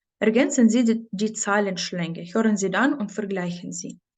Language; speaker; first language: German; non-native, fluent; Ukrainian